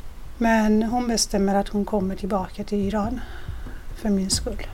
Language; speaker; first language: Swedish; non-native, fluent; Persian